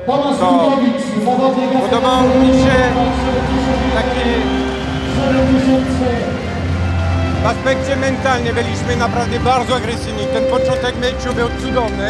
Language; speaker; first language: Polish; non-native, fluent; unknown